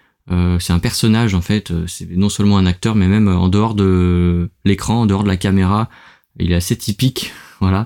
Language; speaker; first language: French; native; French